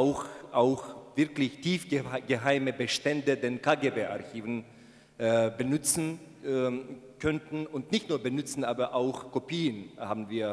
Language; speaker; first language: German; non-native, fluent; Ukrainian